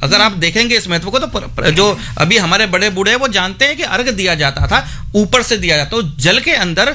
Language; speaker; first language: Hindi; native; Hindi